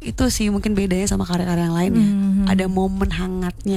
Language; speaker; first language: Indonesian; native; Indonesian